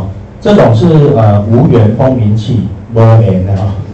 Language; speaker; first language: Chinese; native; Chinese